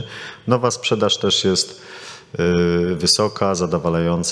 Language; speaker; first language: Polish; native; Polish